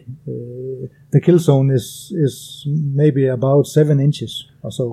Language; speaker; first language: English; non-native, fluent; Danish